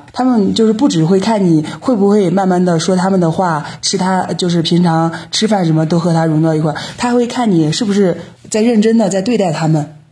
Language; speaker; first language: Chinese; native; Chinese